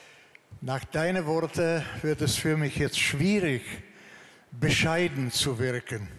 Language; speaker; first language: German; non-native, fluent; Czech